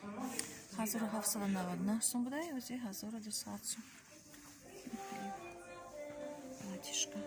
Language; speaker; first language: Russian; non-native, local second language; Tajik